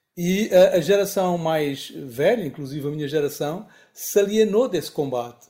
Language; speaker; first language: Portuguese; native; Portuguese